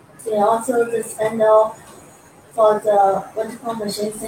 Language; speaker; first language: English; non-native, learner; Chinese